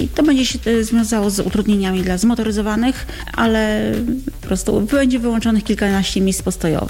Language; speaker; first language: Polish; native; Polish